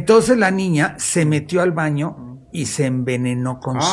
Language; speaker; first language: Spanish; native; Spanish